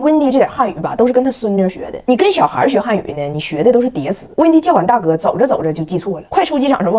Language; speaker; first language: Chinese; native; Chinese